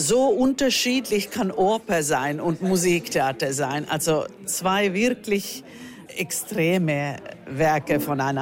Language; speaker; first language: German; non-native, fluent; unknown